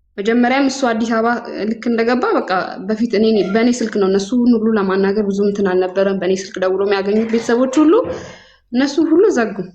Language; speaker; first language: Amharic; native; Amharic